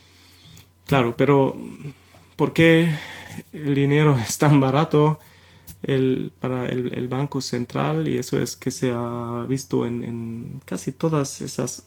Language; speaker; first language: Spanish; non-native, fluent; German